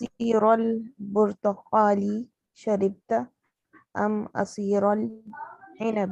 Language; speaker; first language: Arabic; non-native, learner; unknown